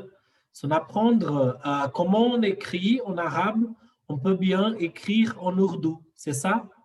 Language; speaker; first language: French; non-native, fluent; Portuguese